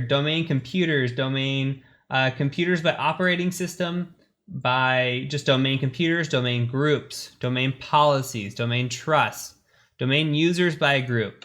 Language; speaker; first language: English; native; English